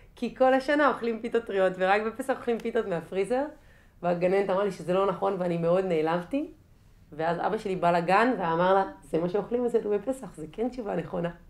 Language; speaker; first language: Hebrew; native; Hebrew